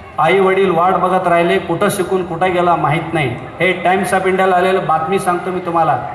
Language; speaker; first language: Marathi; non-native, local second language; Kannada